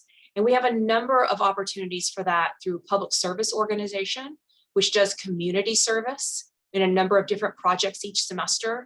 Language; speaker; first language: English; native; English